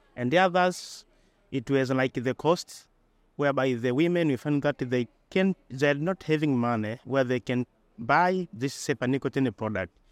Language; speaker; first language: English; non-native, local second language; Swahili